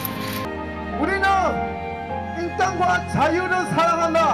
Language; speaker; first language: Korean; non-native, fluent; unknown